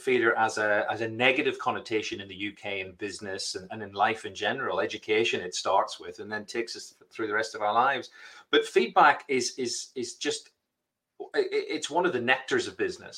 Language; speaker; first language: English; native; English